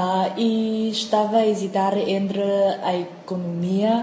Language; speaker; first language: Portuguese; non-native, fluent; Chinese